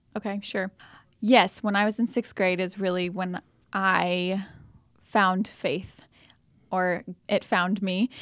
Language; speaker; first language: English; native; English